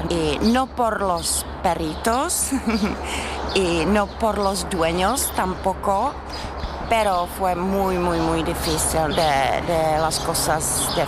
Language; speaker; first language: Spanish; non-native, learner; Czech